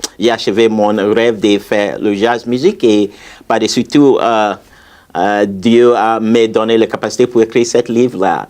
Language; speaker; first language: French; non-native, fluent; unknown